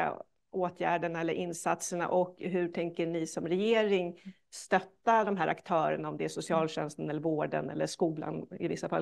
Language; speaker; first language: Swedish; native; Swedish